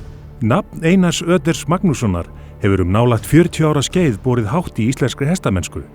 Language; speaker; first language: Icelandic; native; Icelandic